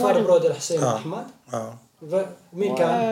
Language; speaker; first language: Swedish; non-native, fluent; Arabic